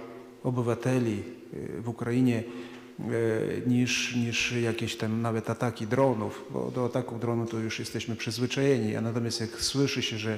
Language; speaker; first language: Polish; non-native, fluent; Ukrainian